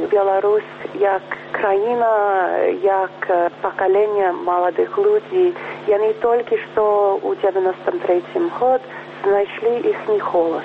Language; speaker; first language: Belarusian; early bilingual, heritage; Belarusian